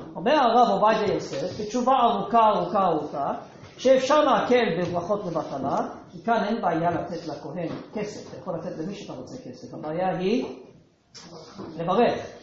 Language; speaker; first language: Hebrew; non-native, fluent; English